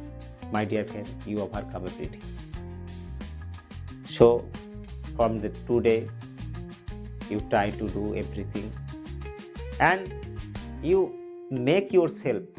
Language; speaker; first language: English; non-native, learner; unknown